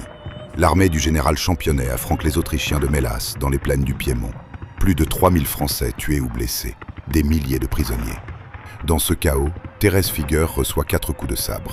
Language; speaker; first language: French; native; French